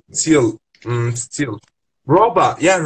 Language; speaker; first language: English; non-native, learner; Turkish